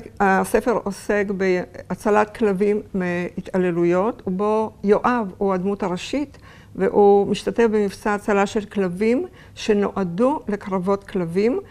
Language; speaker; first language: Hebrew; early bilingual, other home language; Polish